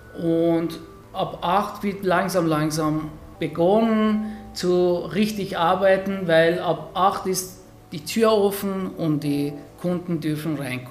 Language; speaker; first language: German; non-native, fluent; Persian